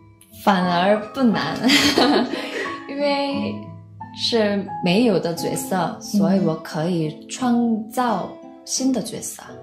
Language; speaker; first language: Chinese; non-native, learner; Korean